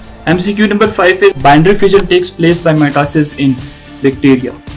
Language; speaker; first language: English; non-native, local second language; Hindi